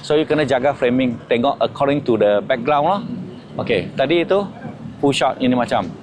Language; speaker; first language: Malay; non-native, local second language; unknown